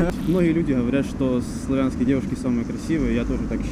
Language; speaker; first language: Russian; native; Russian